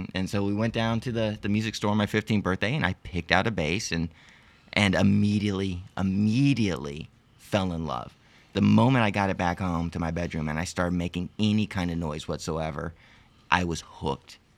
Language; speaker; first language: English; native; English